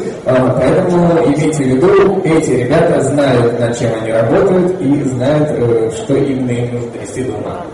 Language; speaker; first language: Russian; native; Russian